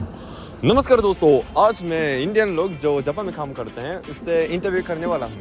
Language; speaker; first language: Hindi; non-native, fluent; Japanese